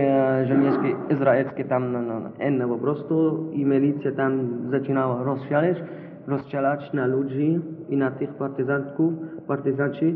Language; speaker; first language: Polish; non-native, learner; Arabic